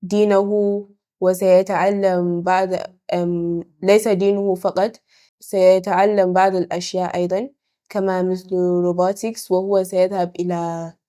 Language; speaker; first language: Arabic; non-native, learner; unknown